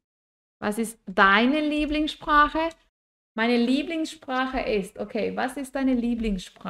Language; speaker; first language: German; non-native, fluent; Spanish